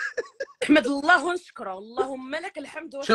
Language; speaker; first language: Arabic; native; Arabic